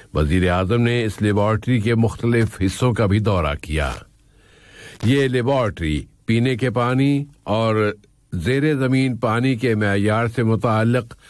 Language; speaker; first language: Urdu; native; Urdu